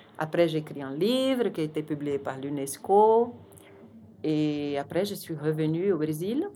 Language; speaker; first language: French; non-native, fluent; Portuguese